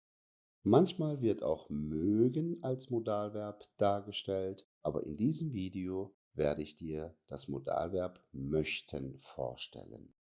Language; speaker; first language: German; non-native, fluent; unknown